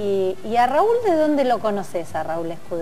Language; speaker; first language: Spanish; native; Spanish